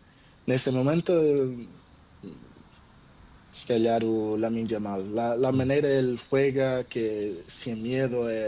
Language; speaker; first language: Spanish; non-native, learner; Portuguese